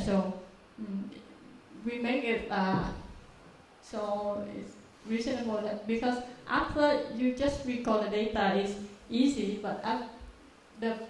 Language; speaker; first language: English; non-native, learner; Vietnamese